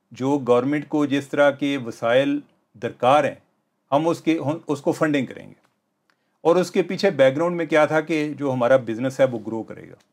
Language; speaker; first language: Urdu; native; Urdu